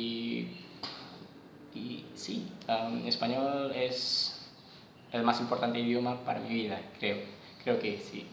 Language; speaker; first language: Spanish; non-native, learner; Indonesian